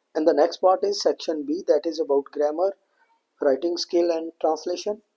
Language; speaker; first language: English; non-native, local second language; Punjabi